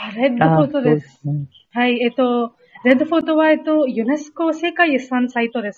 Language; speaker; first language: Japanese; non-native, learner; Hindi